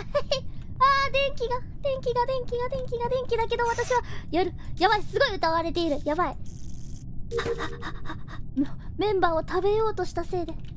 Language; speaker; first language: Japanese; native; Japanese